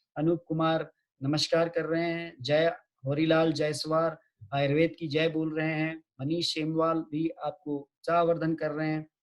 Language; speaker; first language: Hindi; native; Hindi